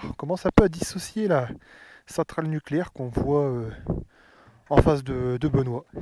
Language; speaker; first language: French; native; French